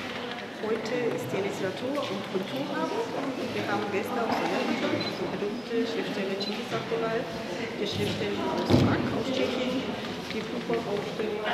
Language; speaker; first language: German; non-native, learner; Azerbaijani